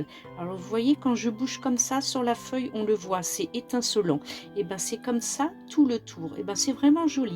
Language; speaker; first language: French; native; French